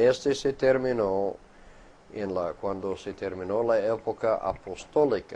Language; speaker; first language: Spanish; non-native, fluent; English